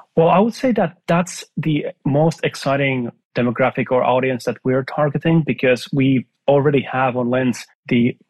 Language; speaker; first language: English; non-native, fluent; Finnish